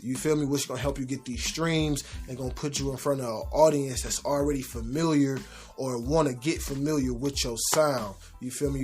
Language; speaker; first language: English; native; English